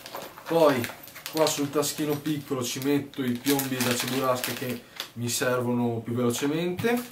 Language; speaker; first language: Italian; native; Italian